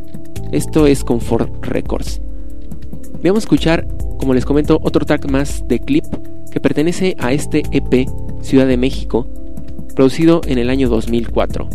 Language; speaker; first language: Spanish; native; Spanish